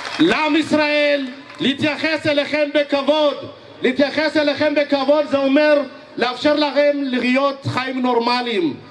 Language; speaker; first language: Hebrew; non-native, fluent; Amharic